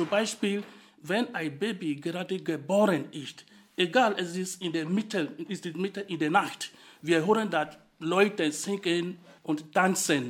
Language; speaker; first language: German; non-native, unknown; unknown